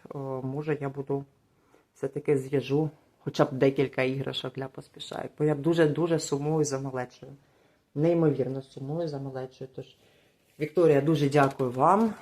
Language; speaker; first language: Ukrainian; non-native, local second language; Russian